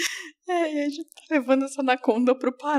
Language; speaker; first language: Portuguese; native; Portuguese